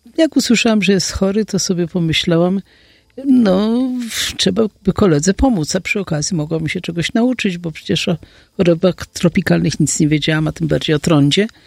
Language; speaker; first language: Polish; native; Polish